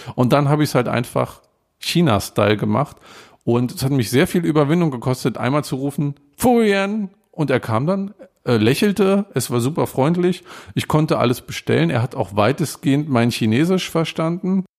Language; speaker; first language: German; native; German